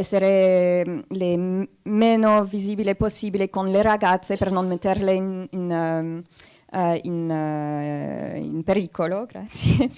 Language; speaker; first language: Italian; non-native, fluent; French